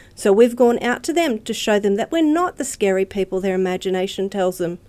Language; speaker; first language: English; native; English